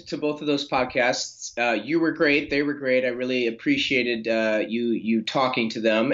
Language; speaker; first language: English; native; English